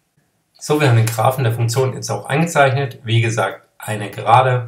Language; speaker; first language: German; native; German